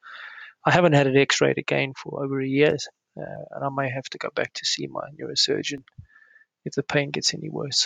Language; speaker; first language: English; native; English